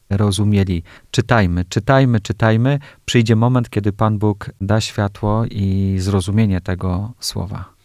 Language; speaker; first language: Polish; native; Polish